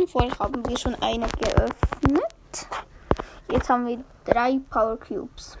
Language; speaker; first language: German; native; German